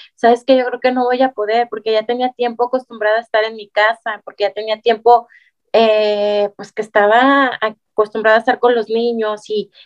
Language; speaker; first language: Spanish; native; Spanish